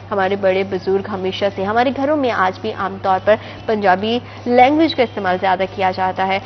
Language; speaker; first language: Urdu; non-native, local second language; Punjabi